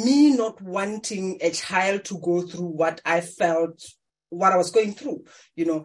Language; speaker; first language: English; non-native, local second language; Tswana